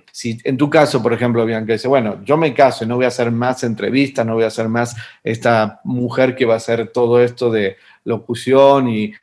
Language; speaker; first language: Spanish; native; Spanish